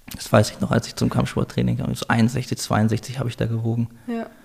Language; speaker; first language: German; native; German